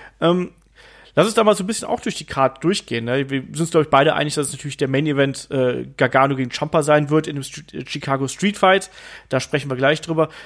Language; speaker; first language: German; native; German